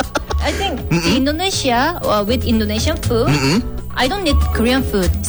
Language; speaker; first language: English; non-native, learner; Korean